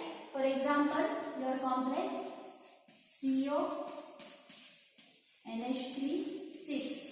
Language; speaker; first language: English; non-native, local second language; Marathi